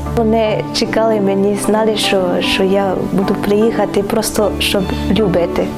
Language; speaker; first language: Ukrainian; non-native, learner; French